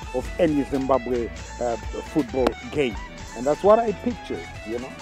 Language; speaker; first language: English; non-native, local second language; Shona